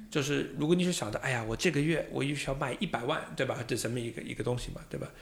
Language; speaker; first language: Chinese; non-native, fluent; English